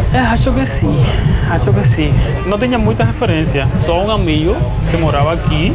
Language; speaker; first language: Portuguese; non-native, fluent; Spanish